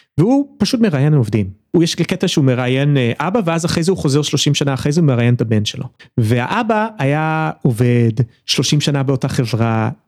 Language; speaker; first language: Hebrew; early bilingual, other home language; English